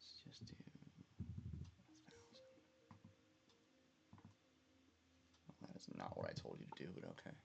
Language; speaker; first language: English; native; English